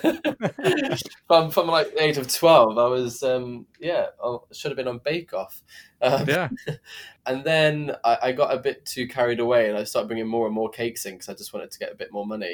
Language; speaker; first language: English; native; English